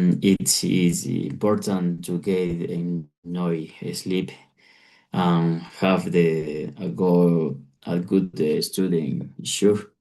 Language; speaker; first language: English; non-native, learner; Spanish